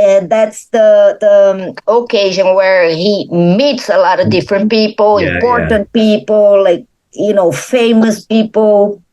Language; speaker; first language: English; non-native, fluent; Portuguese